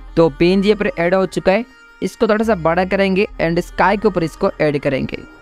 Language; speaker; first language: Hindi; non-native, local second language; Odia